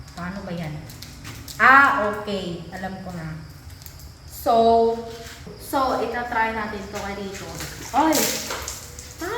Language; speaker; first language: Filipino; non-native, local second language; Cebuano